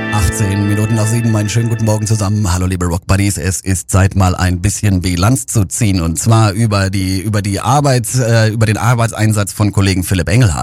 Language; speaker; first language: German; native; German